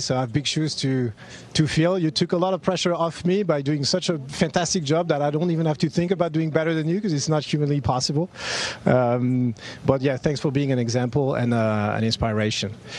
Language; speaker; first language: English; non-native, fluent; French